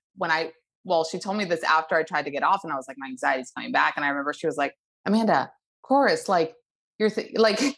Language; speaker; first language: English; early bilingual, other home language; Hebrew